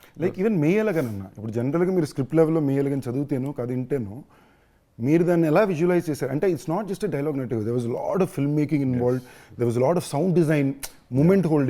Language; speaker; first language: Telugu; native; Telugu